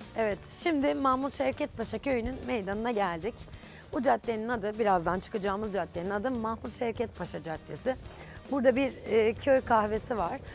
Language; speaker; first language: Turkish; native; Turkish